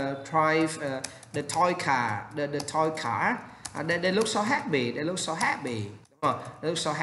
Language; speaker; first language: English; non-native, learner; Vietnamese